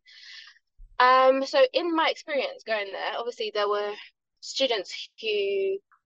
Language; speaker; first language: English; native; English